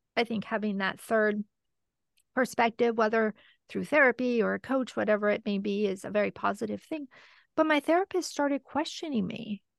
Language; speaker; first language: English; native; English